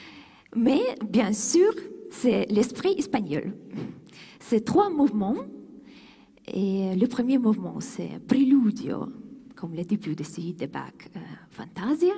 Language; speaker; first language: French; non-native, fluent; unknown